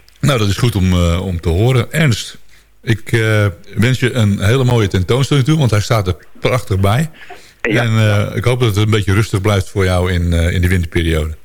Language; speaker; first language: Dutch; native; Dutch